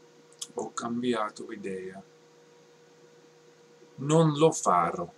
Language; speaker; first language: Italian; non-native, learner; English